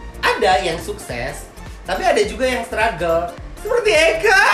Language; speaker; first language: Indonesian; native; Indonesian